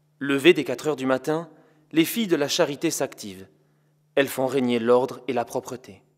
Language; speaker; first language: French; native; French